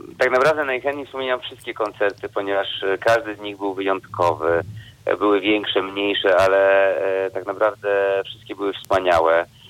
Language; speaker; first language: Polish; native; Polish